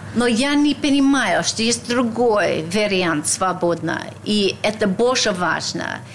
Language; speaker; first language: Russian; non-native, learner; English